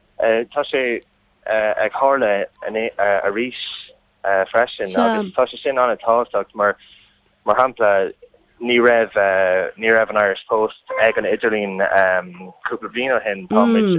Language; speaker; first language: Irish; non-native, learner; English